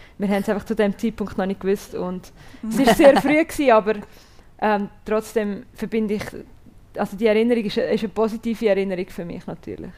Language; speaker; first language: German; native; German